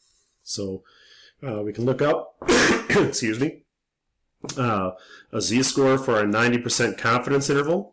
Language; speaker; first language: English; native; English